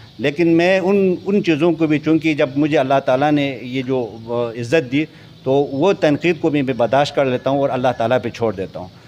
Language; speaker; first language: Urdu; non-native, local second language; Balti